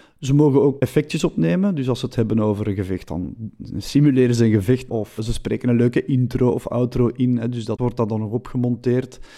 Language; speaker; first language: Dutch; native; Dutch